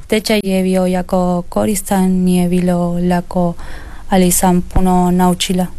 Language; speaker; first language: Croatian; non-native, learner; Spanish